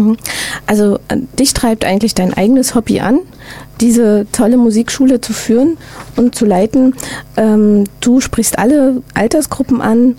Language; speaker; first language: German; native; German